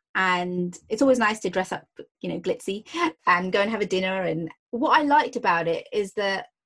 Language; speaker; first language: English; native; English